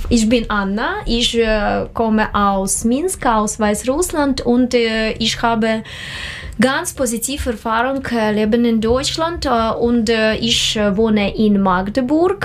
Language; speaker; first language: German; non-native, learner; Russian